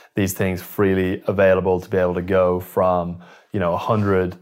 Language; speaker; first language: English; native; English